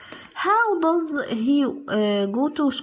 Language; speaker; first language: English; non-native, learner; Arabic